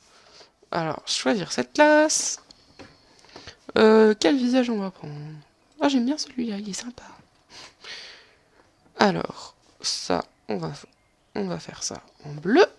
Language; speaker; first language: French; native; French